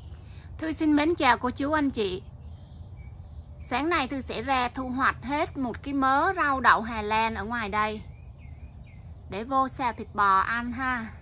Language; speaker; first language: Vietnamese; native; Vietnamese